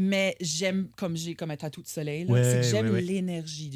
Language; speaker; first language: French; native; French